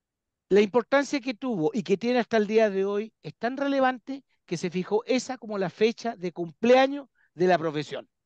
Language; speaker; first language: Spanish; native; Spanish